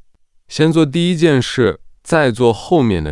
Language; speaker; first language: Chinese; non-native, fluent; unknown